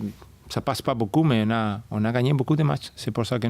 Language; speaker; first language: French; non-native, fluent; Spanish